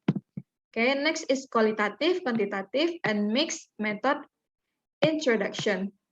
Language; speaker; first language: English; non-native, learner; Indonesian